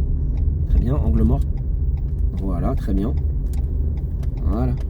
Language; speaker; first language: French; native; French